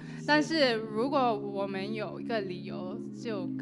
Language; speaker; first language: Chinese; non-native, learner; English